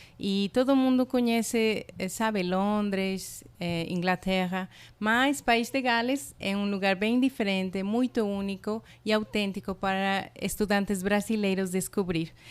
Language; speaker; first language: Portuguese; non-native, fluent; Spanish